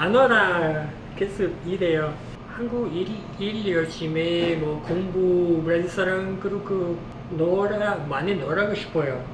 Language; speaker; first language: Korean; non-native, learner; Portuguese